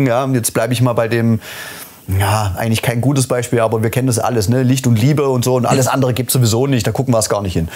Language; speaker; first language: German; native; German